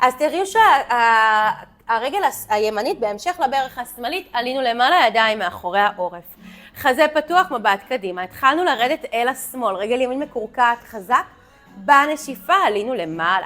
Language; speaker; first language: Hebrew; native; Hebrew